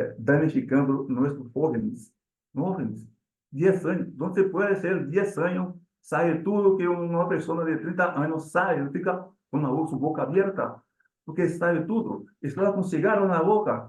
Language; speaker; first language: Spanish; non-native, learner; Portuguese